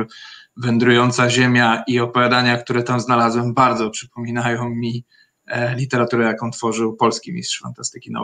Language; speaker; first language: Polish; native; Polish